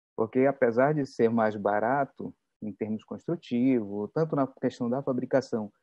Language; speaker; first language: Portuguese; native; Portuguese